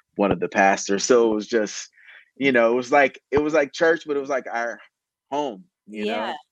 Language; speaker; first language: English; native; English